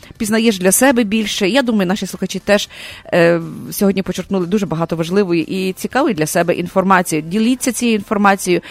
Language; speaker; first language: Ukrainian; native; Ukrainian